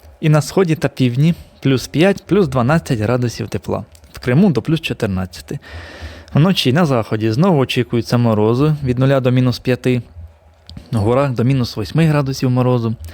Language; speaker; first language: Ukrainian; native; Ukrainian